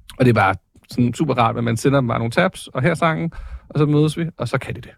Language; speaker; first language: Danish; native; Danish